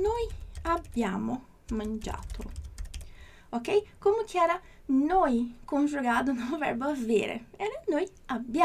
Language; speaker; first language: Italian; non-native, fluent; Portuguese